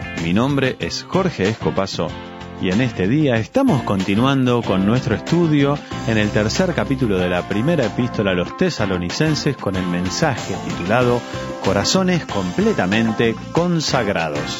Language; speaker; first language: Spanish; native; Spanish